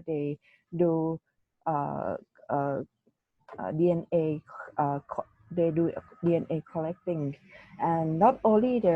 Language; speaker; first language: English; non-native, learner; Thai